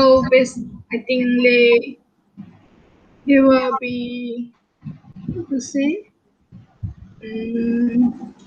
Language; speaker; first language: English; non-native, local second language; Malay